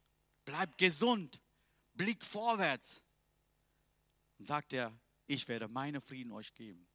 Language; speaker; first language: German; non-native, learner; Tamil